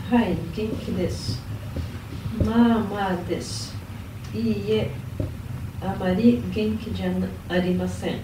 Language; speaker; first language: Japanese; non-native, learner; Portuguese